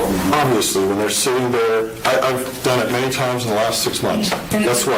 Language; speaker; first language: English; native; English